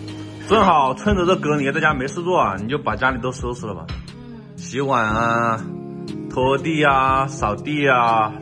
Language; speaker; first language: Chinese; native; Chinese